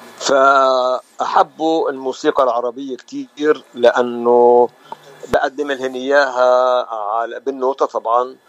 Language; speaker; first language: Arabic; native; Arabic